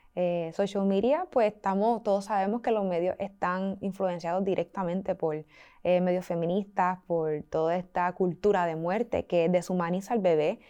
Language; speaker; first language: Spanish; native; Spanish